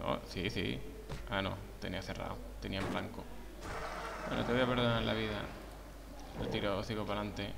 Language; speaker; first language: Spanish; native; Spanish